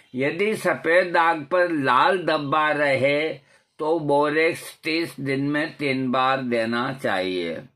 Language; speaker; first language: Hindi; non-native, local second language; Marwari